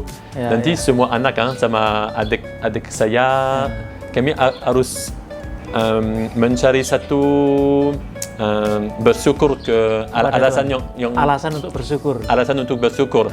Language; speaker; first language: Indonesian; non-native, fluent; French